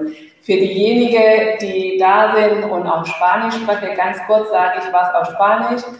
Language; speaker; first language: German; non-native, fluent; Spanish